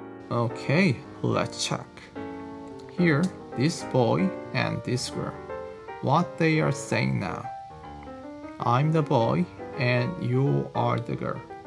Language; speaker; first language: English; non-native, fluent; Korean